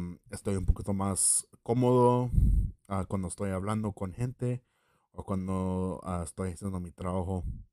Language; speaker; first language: Spanish; early bilingual, heritage; Spanish